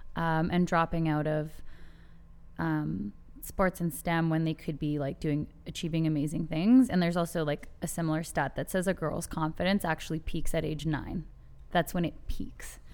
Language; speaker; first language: English; native; English